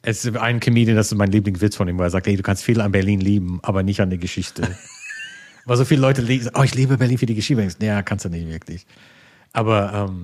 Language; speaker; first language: German; non-native, fluent; English